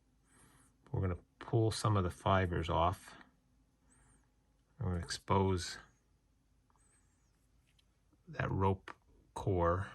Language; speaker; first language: English; native; English